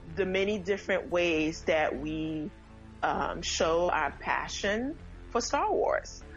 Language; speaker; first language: English; early bilingual, other home language; Haitian Creole